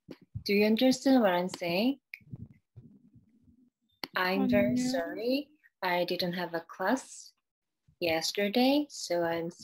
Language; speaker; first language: English; non-native, learner; Korean